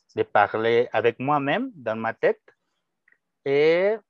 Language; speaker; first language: French; non-native, fluent; Spanish